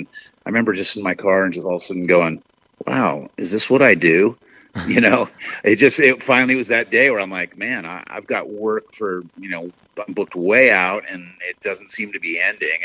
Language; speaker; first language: English; native; English